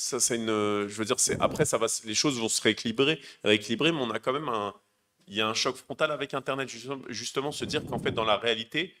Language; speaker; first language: French; native; French